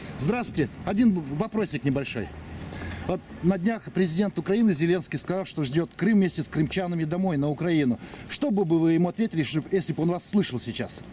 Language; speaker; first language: Russian; native; Russian